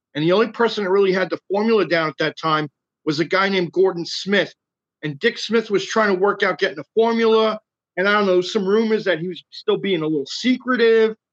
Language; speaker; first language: English; native; English